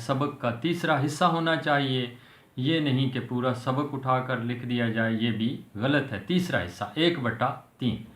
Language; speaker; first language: Urdu; non-native, local second language; Punjabi